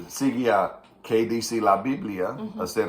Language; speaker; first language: Spanish; non-native, fluent; English